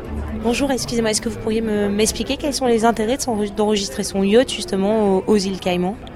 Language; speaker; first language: French; native; French